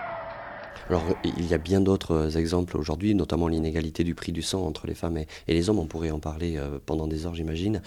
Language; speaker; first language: French; native; French